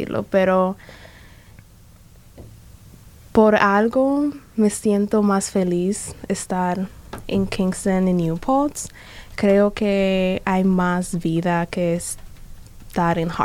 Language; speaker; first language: Spanish; early bilingual, other home language; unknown